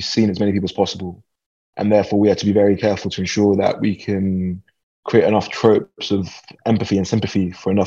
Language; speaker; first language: English; native; English